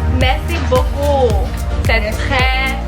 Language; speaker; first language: French; early bilingual, heritage; French